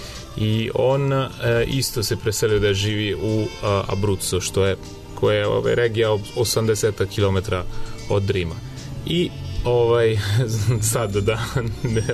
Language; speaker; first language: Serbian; non-native, fluent; Italian